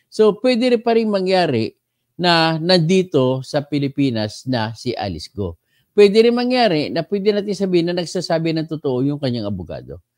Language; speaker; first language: Filipino; native; Filipino